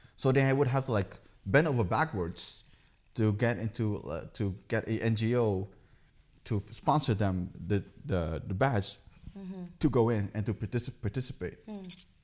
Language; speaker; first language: English; early bilingual, heritage; Dutch